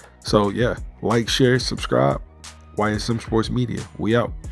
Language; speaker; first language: English; native; English